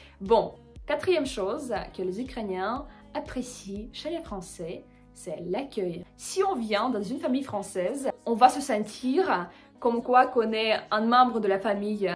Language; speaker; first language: French; non-native, fluent; Russian